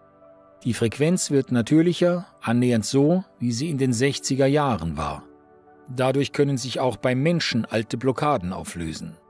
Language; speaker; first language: German; native; German